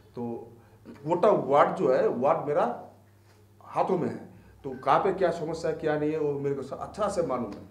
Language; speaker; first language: Hindi; non-native, local second language; Bangla